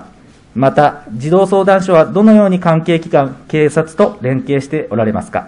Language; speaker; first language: Japanese; native; Japanese